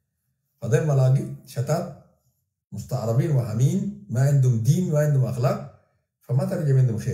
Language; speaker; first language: Arabic; native; Arabic